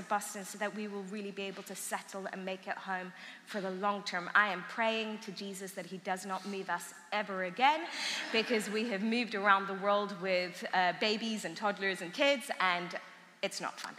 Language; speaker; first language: English; early bilingual, other home language; Armenian